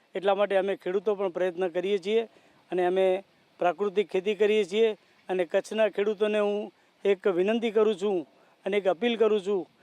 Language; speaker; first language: Gujarati; native; Gujarati